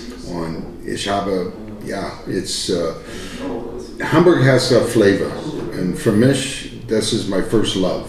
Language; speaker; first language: German; non-native, learner; English